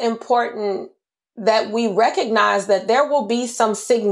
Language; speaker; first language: English; native; English